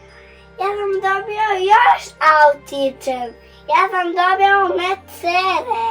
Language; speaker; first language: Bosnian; early bilingual, heritage; Serbian